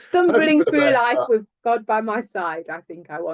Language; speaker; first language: English; native; English